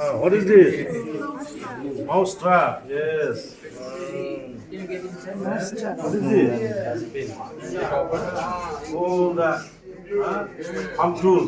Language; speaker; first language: English; non-native, local second language; Bodo